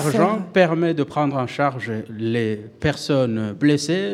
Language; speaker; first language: French; non-native, local second language; Rundi